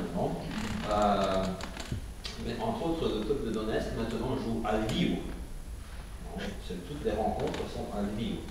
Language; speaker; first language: French; non-native, fluent; Ukrainian